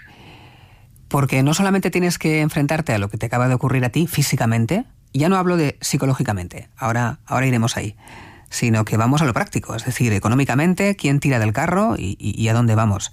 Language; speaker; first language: Spanish; native; Spanish